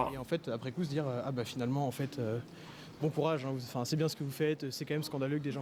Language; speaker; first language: French; native; French